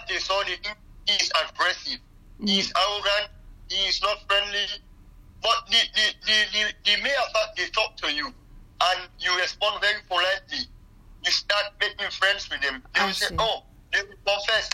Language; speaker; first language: English; non-native, local second language; Krio